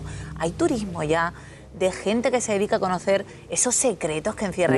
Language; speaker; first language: Spanish; native; Spanish